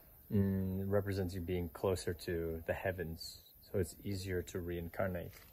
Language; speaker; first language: English; native; English